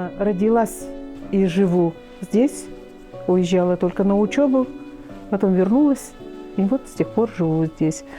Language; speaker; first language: Russian; native; Russian